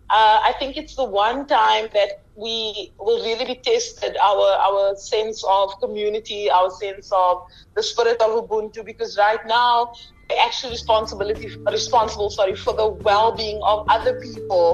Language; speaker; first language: English; native; English